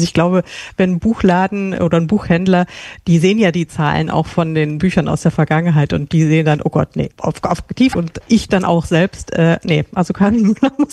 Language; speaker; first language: German; native; German